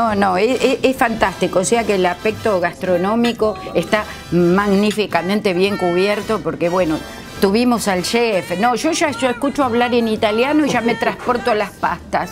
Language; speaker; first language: Spanish; native; Spanish